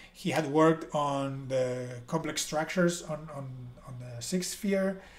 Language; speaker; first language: English; non-native, fluent; Spanish